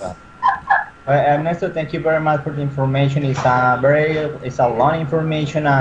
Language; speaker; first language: English; non-native, learner; Spanish